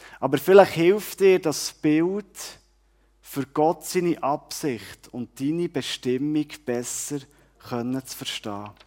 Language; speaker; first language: German; native; German